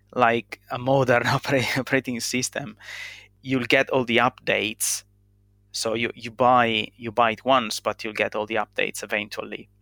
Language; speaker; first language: English; non-native, fluent; Italian